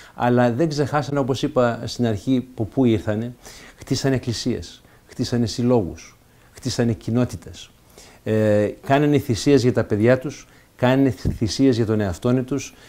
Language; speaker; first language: Greek; early bilingual, heritage; Greek